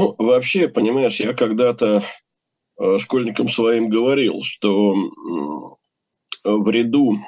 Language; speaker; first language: Russian; native; Russian